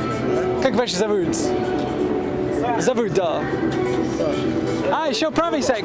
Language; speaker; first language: Russian; non-native, learner; English